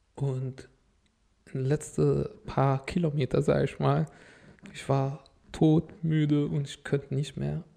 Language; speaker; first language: German; non-native, fluent; Arabic